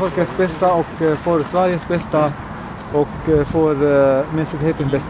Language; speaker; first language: Swedish; non-native, fluent; Arabic